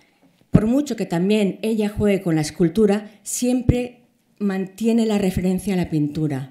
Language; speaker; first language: Spanish; native; Spanish